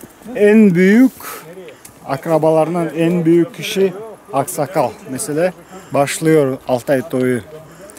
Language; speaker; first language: Turkish; non-native, learner; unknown